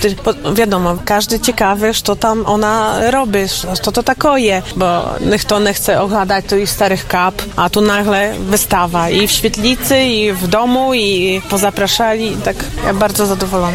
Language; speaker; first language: Polish; non-native, local second language; Ukrainian